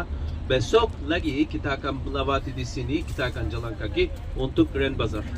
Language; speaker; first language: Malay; non-native, learner; Turkish